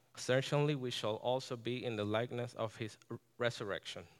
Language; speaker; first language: English; non-native, fluent; Spanish